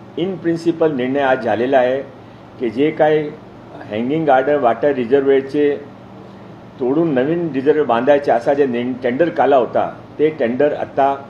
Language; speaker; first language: Marathi; non-native, local second language; Hindi